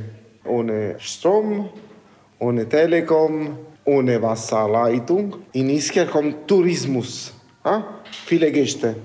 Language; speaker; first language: German; non-native, learner; Italian